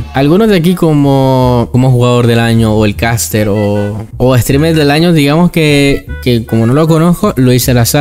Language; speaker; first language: Spanish; native; Spanish